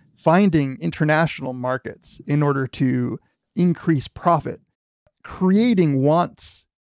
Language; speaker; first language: English; native; English